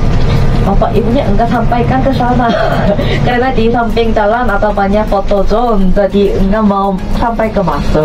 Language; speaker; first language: Indonesian; non-native, fluent; Korean